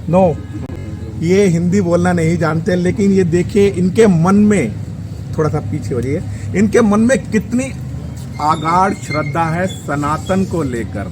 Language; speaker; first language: Hindi; native; Hindi